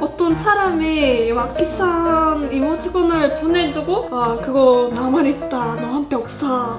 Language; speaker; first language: Korean; non-native, fluent; Uzbek